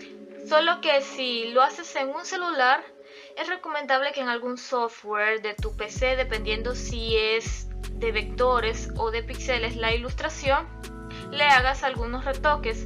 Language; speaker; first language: Spanish; native; Spanish